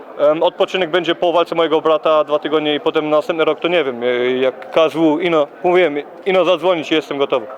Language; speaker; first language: Polish; early bilingual, heritage; Polish